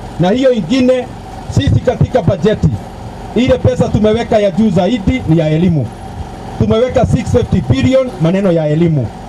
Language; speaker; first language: Swahili; non-native, local second language; Kikuyu